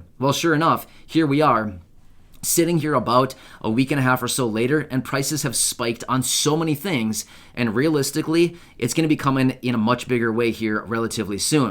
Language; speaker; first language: English; native; English